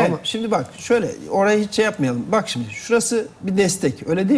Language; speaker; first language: Turkish; native; Turkish